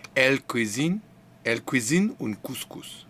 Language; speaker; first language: French; non-native, learner; English